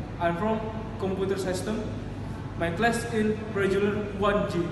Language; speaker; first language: English; non-native, learner; Indonesian